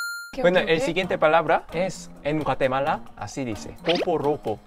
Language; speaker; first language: Spanish; non-native, fluent; Korean